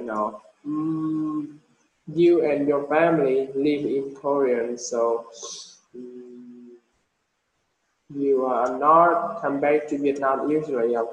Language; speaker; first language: English; non-native, fluent; Vietnamese